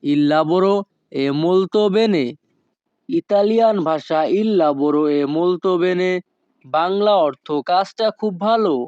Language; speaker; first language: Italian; non-native, learner; Bangla